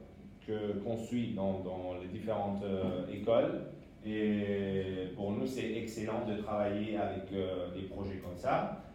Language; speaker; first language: French; non-native, fluent; Spanish